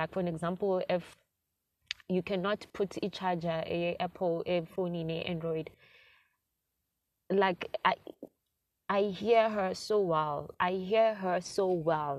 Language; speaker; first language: English; non-native, local second language; Zulu